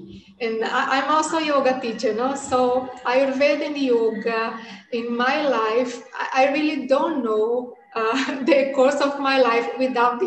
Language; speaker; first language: English; non-native, fluent; Portuguese